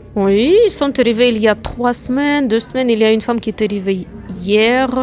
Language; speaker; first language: French; non-native, fluent; Russian